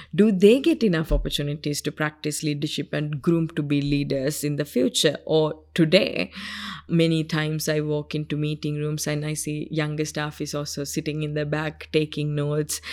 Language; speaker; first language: English; non-native, local second language; Sinhala